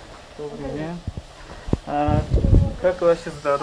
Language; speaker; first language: Russian; non-native, local second language; Uzbek